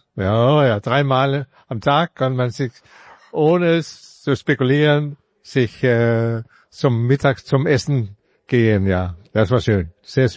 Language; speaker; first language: German; non-native, fluent; Danish